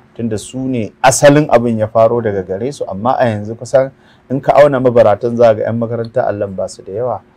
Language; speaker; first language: Hausa; native; Hausa